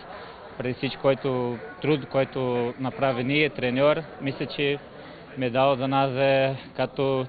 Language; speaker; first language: Bulgarian; non-native, fluent; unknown